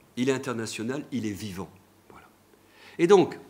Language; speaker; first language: French; native; French